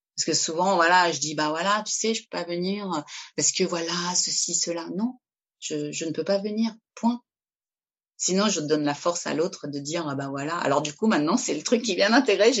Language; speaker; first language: French; early bilingual, other home language; Spanish